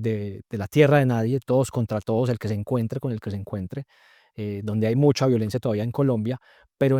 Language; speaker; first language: Spanish; native; Spanish